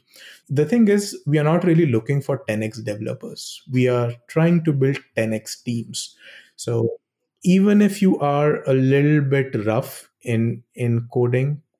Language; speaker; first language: English; non-native, local second language; Hindi